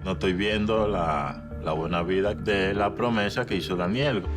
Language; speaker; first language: Spanish; native; Spanish